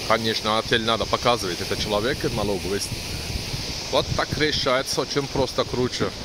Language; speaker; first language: Russian; non-native, learner; Turkish